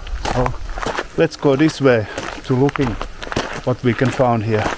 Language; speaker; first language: English; non-native, learner; Finnish